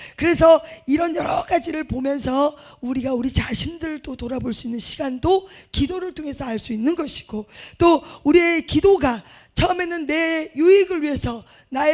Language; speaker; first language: Korean; native; Korean